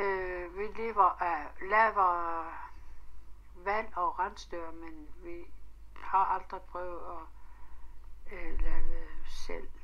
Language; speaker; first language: Danish; non-native, local second language; Kalaallisut